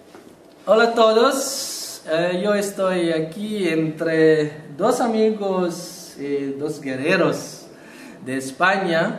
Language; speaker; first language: Spanish; non-native, fluent; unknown